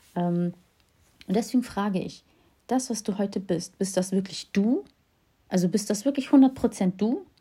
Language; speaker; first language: German; early bilingual, other home language; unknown